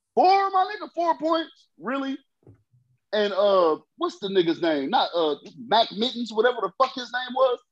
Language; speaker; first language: English; native; English